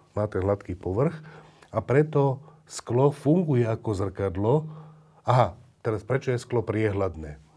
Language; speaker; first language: Slovak; native; Slovak